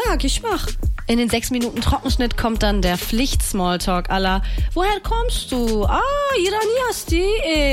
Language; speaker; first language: German; early bilingual, other home language; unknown